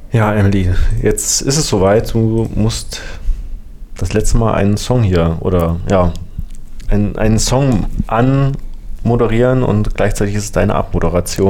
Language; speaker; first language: German; native; German